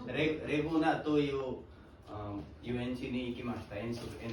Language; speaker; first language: Japanese; non-native, learner; Bangla